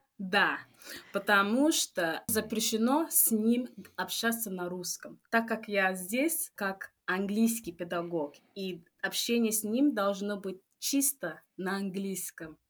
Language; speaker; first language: Russian; non-native, fluent; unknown